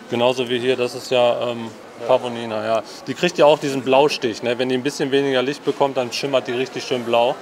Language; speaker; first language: German; native; German